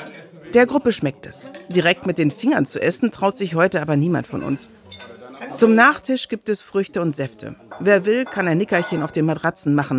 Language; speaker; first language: German; native; German